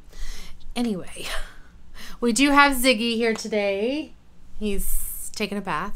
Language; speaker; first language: English; native; English